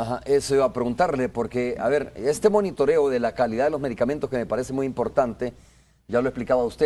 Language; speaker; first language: Spanish; native; Spanish